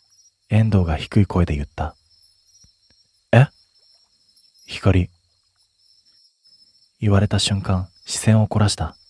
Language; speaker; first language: Japanese; native; Japanese